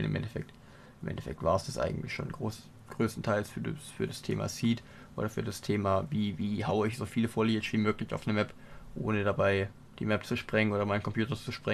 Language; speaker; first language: German; native; German